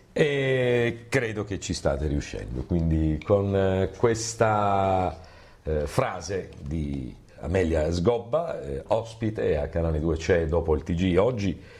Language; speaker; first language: Italian; native; Italian